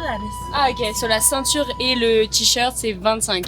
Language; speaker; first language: French; native; French